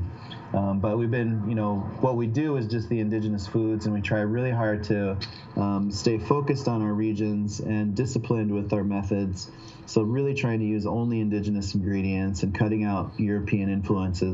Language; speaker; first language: English; native; English